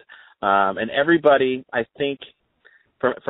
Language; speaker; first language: English; native; English